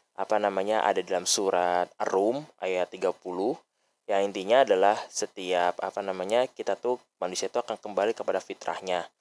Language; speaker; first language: Indonesian; native; Indonesian